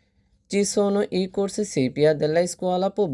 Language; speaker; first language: Italian; non-native, fluent; Bangla